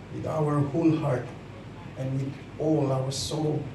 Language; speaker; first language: English; non-native, local second language; Filipino